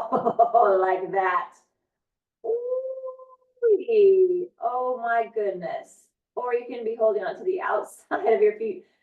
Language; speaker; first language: English; native; English